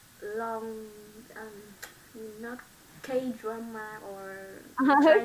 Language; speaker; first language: English; non-native, learner; Vietnamese